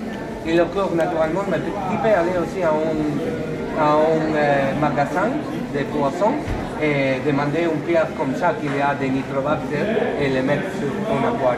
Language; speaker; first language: French; non-native, learner; Spanish